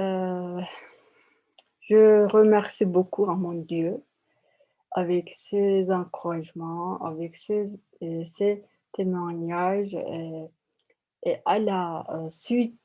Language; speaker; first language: French; non-native, learner; Turkish